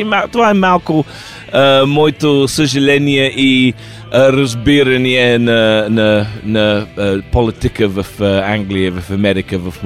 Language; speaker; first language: Bulgarian; non-native, learner; English